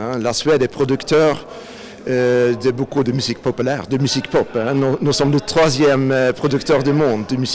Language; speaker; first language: French; non-native, fluent; Swedish